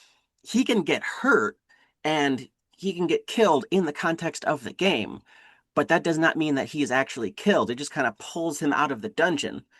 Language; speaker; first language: English; native; English